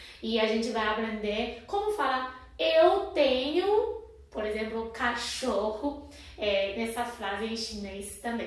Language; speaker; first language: Portuguese; non-native, fluent; Chinese